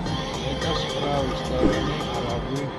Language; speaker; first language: Russian; non-native, learner; Georgian